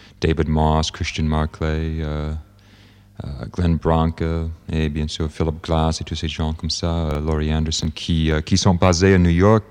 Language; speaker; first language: French; non-native, fluent; English